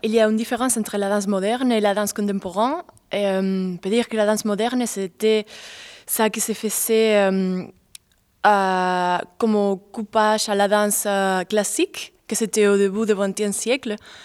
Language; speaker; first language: French; non-native, fluent; Spanish